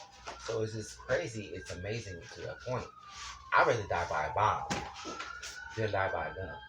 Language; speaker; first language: English; native; English